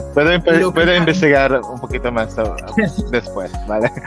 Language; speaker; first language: Spanish; non-native, fluent; Filipino